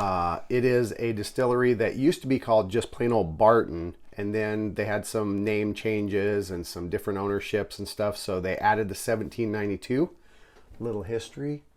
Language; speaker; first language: English; native; English